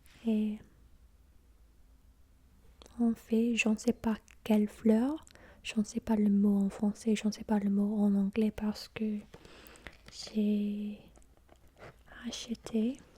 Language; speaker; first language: French; non-native, fluent; English